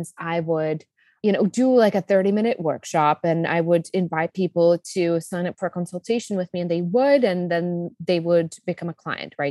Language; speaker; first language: English; non-native, fluent; Czech